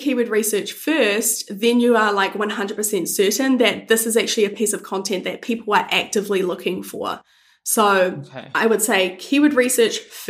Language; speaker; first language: English; native; English